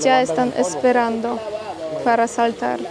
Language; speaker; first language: Spanish; non-native, fluent; Polish